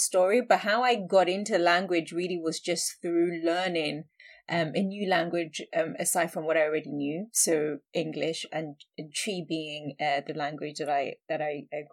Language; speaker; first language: English; non-native, local second language; Akan